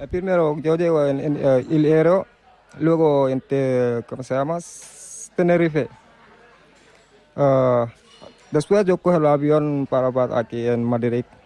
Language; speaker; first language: Spanish; non-native, learner; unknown